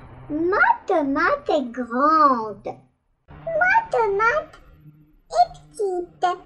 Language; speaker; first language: French; non-native, learner; Russian